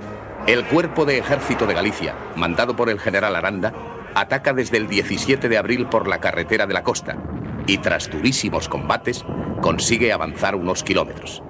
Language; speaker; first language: Spanish; native; Spanish